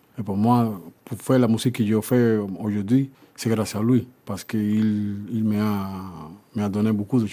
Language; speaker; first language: French; non-native, learner; Spanish